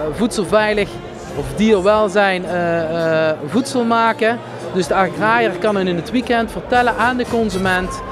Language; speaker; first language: Dutch; native; Dutch